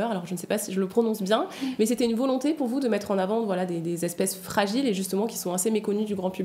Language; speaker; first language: French; native; French